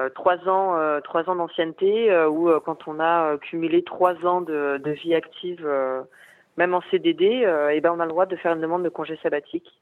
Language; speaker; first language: French; native; French